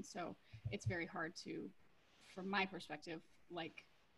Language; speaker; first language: English; native; English